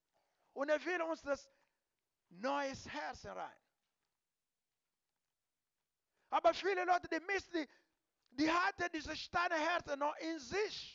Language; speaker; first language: German; non-native, learner; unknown